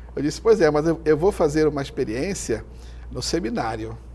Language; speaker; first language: Portuguese; native; Portuguese